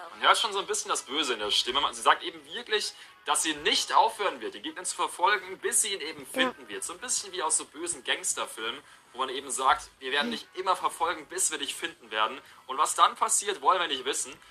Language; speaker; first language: German; native; German